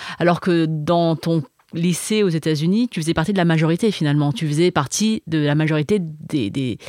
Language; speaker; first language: French; early bilingual, other home language; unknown